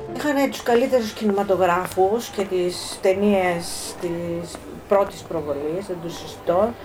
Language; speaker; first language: Greek; early bilingual, heritage; Greek